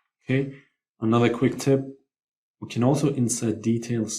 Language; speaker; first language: English; non-native, fluent; Lithuanian